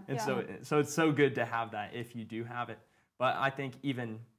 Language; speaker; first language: English; native; English